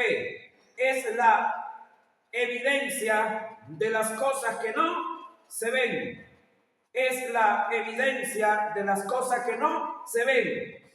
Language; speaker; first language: Spanish; native; Spanish